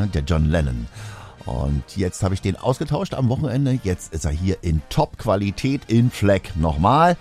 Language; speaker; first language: German; native; German